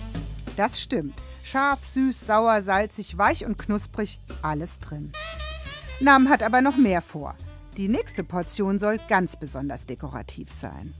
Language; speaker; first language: German; native; German